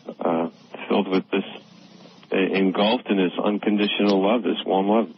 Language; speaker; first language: English; native; English